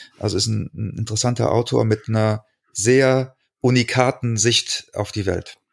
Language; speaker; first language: German; native; German